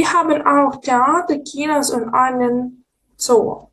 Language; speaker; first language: German; non-native, learner; Ukrainian